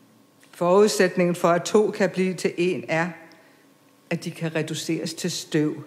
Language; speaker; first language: Danish; native; Danish